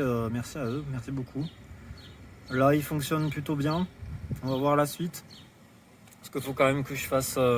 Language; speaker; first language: French; native; French